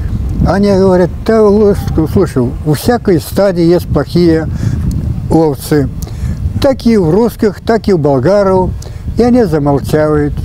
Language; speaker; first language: Russian; early bilingual, heritage; Russian